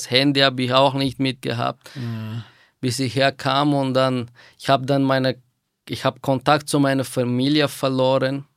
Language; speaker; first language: German; non-native, fluent; Persian